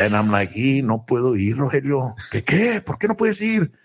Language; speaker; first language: Spanish; early bilingual, heritage; Spanish